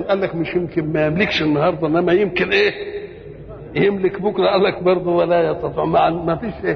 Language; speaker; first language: Arabic; native; Arabic